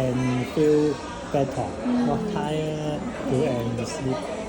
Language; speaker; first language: English; non-native, learner; Cantonese